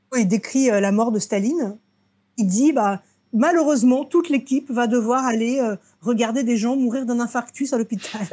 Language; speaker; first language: French; early bilingual, other home language; Russian